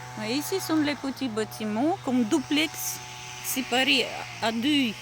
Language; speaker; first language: French; non-native, learner; Russian